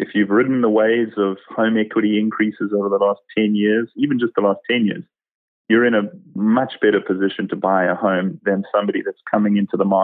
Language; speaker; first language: English; native; English